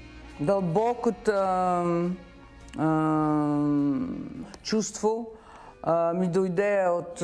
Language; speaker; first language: Bulgarian; early bilingual, heritage; Bulgarian